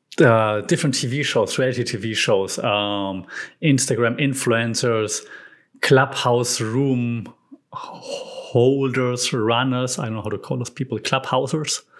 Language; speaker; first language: English; non-native, fluent; German